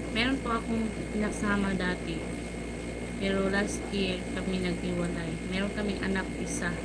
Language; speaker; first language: Filipino; non-native, local second language; Cebuano